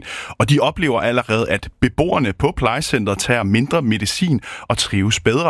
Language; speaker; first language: Danish; native; Danish